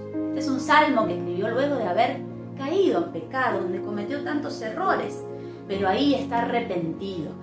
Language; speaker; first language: Spanish; native; Spanish